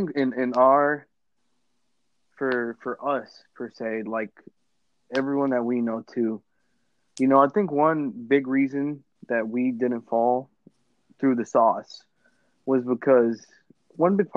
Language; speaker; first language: English; native; English